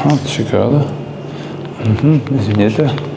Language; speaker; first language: Russian; non-native, learner; Serbian